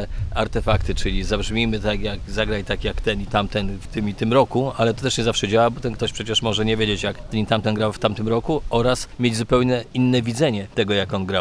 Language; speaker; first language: Polish; native; Polish